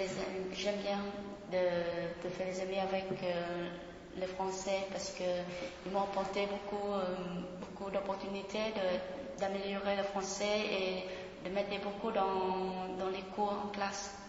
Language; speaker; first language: French; non-native, fluent; Vietnamese